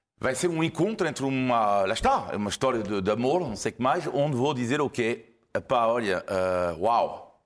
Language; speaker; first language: Portuguese; non-native, fluent; French